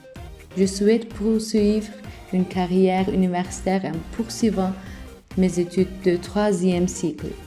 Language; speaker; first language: French; non-native, learner; Turkish